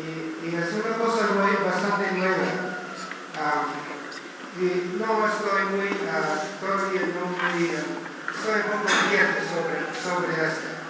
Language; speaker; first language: Spanish; non-native, learner; English